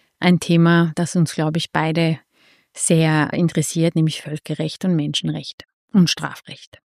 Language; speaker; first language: German; early bilingual, other home language; Armenian